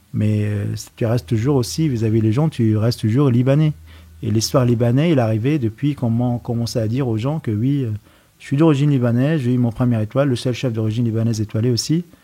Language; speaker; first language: French; non-native, fluent; Arabic